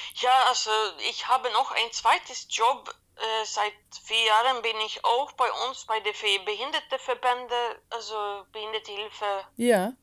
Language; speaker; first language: German; non-native, fluent; Swedish